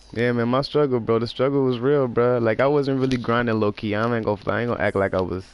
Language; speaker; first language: English; native; English